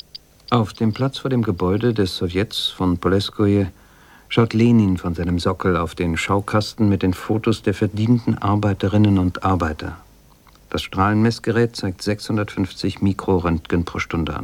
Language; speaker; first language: German; native; German